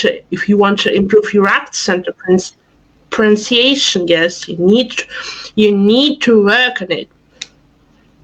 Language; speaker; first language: English; non-native, fluent; Russian